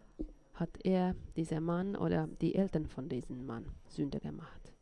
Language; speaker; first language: German; non-native, fluent; Finnish